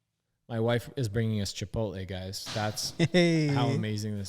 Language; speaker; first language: English; native; English